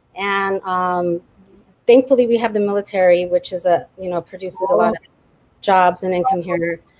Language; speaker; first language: English; native; English